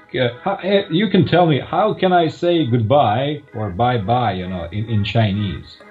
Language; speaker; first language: English; non-native, fluent; Croatian